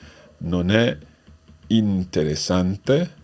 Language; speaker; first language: Italian; non-native, fluent; English